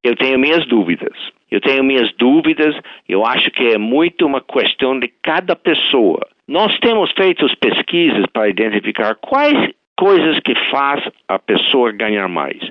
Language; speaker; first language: Portuguese; non-native, fluent; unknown